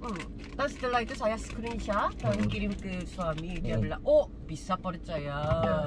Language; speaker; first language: Indonesian; non-native, learner; Korean